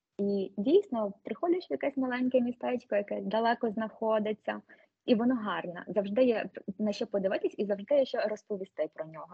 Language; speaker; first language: Ukrainian; native; Ukrainian